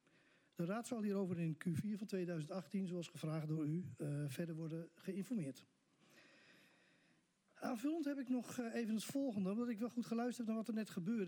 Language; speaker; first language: Dutch; native; Dutch